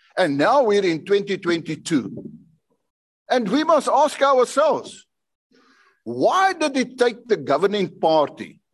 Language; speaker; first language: English; non-native, local second language; Afrikaans